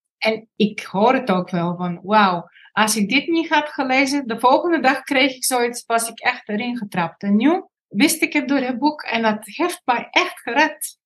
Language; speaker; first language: Dutch; non-native, fluent; Bulgarian